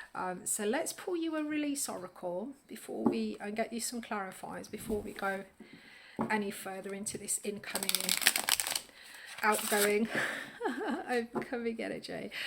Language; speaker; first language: English; native; English